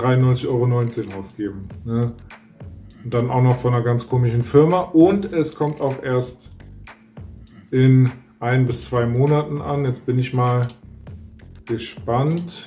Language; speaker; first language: German; native; German